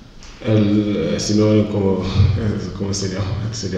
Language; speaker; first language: Spanish; non-native, fluent; French